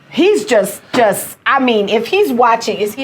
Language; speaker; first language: English; native; English